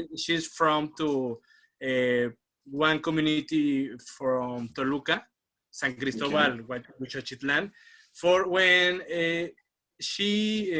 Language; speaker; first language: English; non-native, learner; Spanish